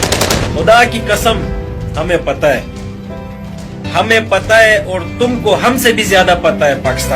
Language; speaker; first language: Hindi; non-native, fluent; Pashto